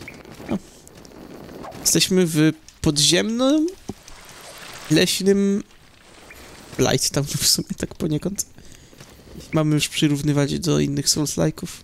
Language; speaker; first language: Polish; native; Polish